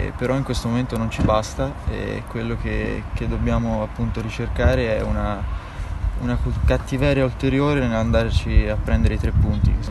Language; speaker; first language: Italian; native; Italian